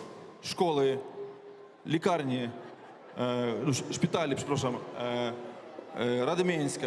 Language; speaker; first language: Polish; non-native, learner; Ukrainian